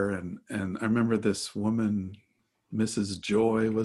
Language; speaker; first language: English; native; English